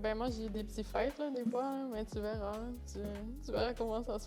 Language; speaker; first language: French; native; French